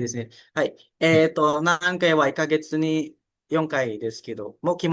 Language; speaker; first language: Japanese; non-native, learner; Indonesian